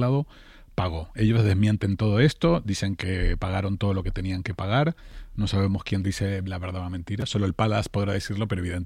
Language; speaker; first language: Spanish; native; Spanish